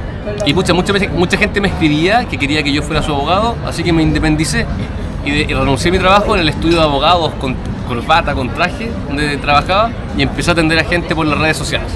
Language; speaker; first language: Spanish; native; Spanish